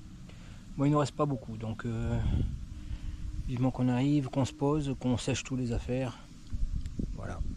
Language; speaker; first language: French; native; French